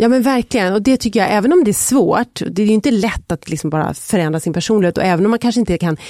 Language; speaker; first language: Swedish; native; Swedish